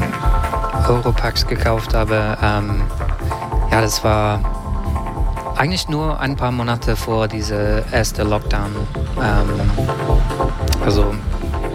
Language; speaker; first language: German; non-native, fluent; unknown